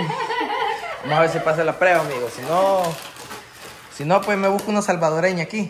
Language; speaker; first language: Spanish; native; Spanish